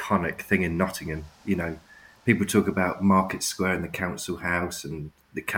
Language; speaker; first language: English; native; English